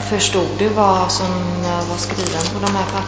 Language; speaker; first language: Swedish; non-native, fluent; Italian